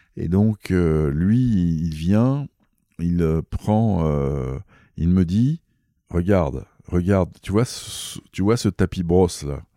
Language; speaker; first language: French; native; French